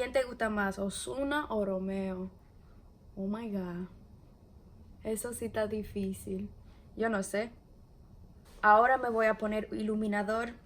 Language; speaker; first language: Spanish; early bilingual, heritage; English